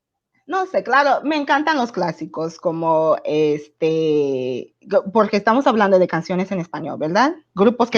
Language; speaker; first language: Spanish; non-native, fluent; English